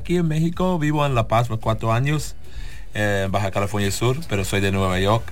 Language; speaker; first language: Spanish; non-native, learner; English